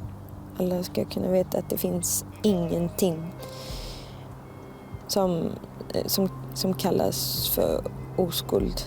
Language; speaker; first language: Swedish; early bilingual, other home language; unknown